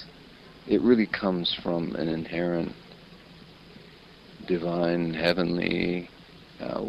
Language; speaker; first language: English; native; English